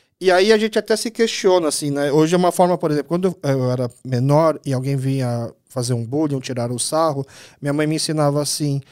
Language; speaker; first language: Portuguese; early bilingual, other home language; Korean